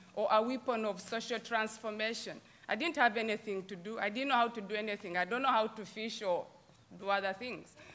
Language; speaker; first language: English; non-native, local second language; Kinyarwanda